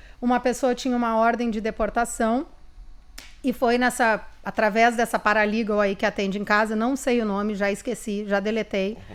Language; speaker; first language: Portuguese; native; Portuguese